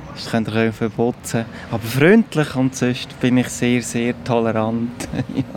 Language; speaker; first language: German; non-native, fluent; Persian